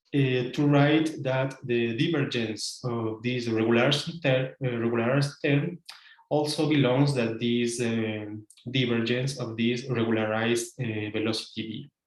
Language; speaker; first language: English; non-native, fluent; Spanish